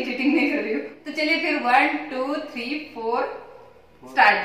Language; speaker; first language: Hindi; non-native, local second language; Marathi